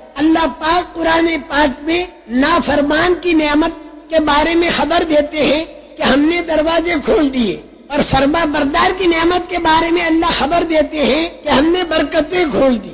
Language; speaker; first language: Urdu; native; Urdu